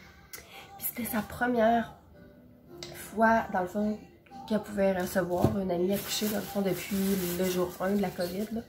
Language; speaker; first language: French; native; French